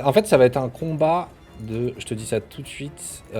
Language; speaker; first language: French; native; French